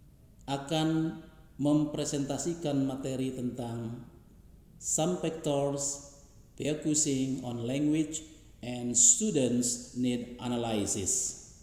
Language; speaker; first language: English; non-native, learner; Indonesian